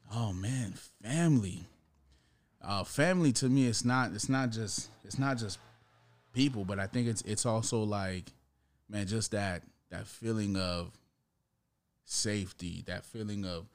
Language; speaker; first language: English; early bilingual, other home language; Haitian Creole